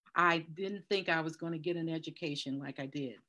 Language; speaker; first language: English; native; English